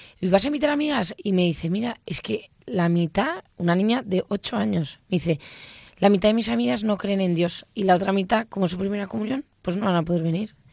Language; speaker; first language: Spanish; native; Spanish